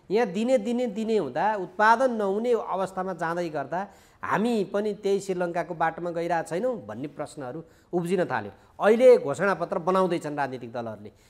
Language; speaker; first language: Nepali; native; Nepali